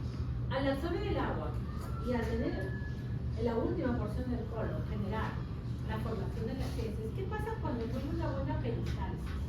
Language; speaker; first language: Spanish; native; Spanish